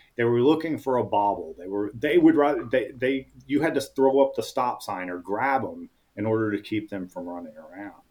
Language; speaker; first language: English; native; English